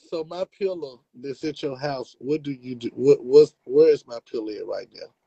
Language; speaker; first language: English; native; English